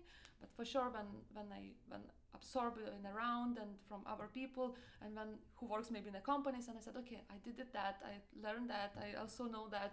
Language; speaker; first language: English; non-native, fluent; Lithuanian